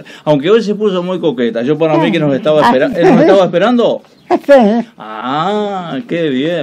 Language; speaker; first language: Spanish; native; Spanish